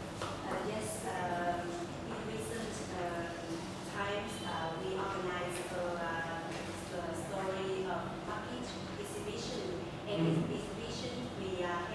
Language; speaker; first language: English; non-native, local second language; Vietnamese